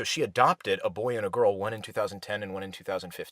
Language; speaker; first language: English; native; English